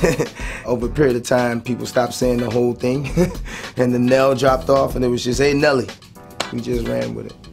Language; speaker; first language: English; native; English